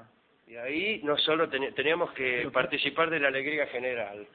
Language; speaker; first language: Spanish; native; Spanish